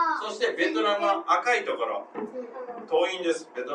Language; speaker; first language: Japanese; native; Japanese